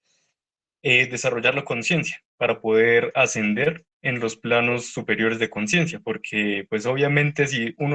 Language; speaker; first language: Spanish; native; Spanish